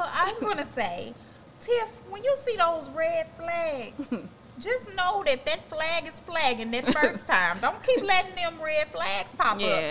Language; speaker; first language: English; native; English